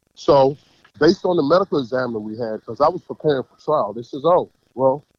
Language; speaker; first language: English; native; English